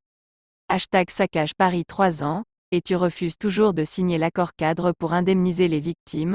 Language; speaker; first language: French; native; French